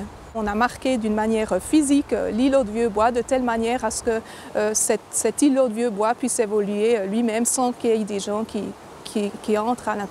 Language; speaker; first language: French; native; French